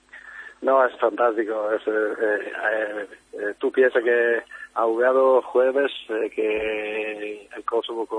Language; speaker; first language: Spanish; non-native, fluent; Italian